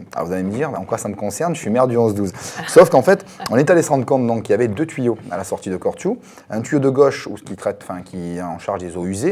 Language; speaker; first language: French; native; French